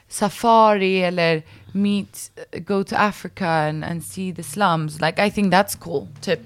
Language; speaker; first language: English; early bilingual, other home language; Swedish